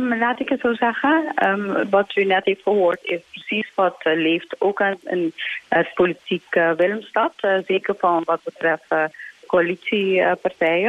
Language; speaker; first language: Dutch; non-native, local second language; Papiamento